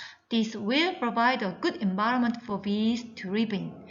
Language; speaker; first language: English; non-native, fluent; Korean